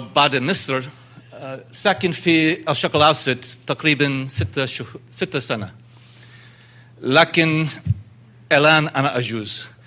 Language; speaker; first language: Arabic; non-native, learner; English